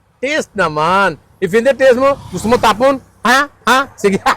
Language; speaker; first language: Filipino; non-native, learner; Urdu